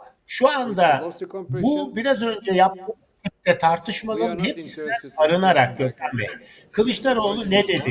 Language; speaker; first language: Turkish; native; Turkish